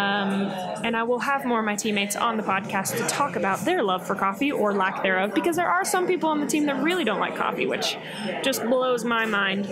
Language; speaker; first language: English; native; English